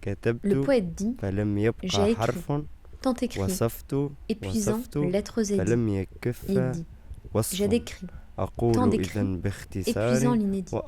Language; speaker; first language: French; native; French